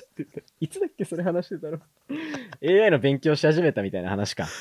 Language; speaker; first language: Japanese; native; Japanese